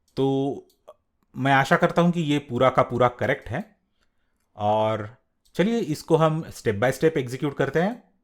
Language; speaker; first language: Hindi; non-native, local second language; Marathi